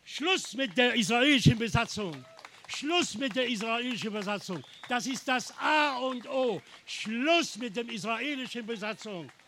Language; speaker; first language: German; non-native, fluent; Arabic